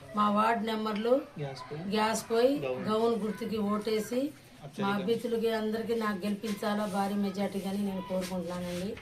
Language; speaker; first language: Telugu; non-native, local second language; Lambadi